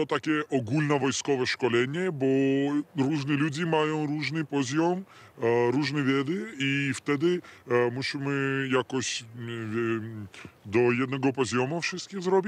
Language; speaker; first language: Polish; non-native, learner; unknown